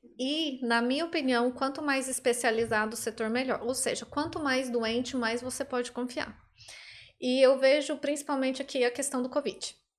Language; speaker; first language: Portuguese; native; Portuguese